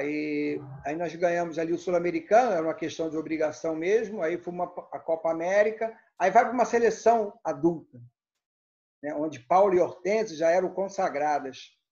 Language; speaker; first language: Portuguese; native; Portuguese